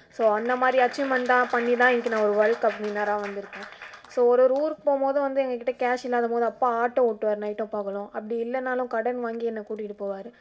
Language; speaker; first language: Tamil; native; Tamil